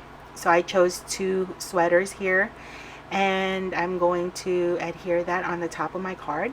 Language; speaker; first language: English; native; English